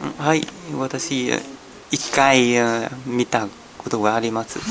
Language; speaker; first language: Japanese; non-native, learner; Vietnamese